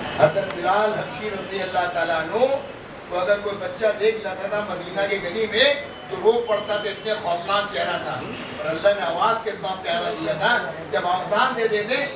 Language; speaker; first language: Hindi; non-native, local second language; Urdu